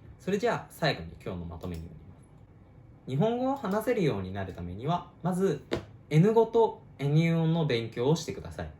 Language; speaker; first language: Japanese; native; Japanese